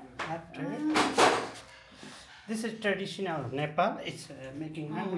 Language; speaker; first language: English; non-native, learner; Nepali